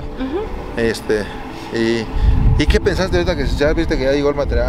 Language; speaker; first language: Spanish; native; Spanish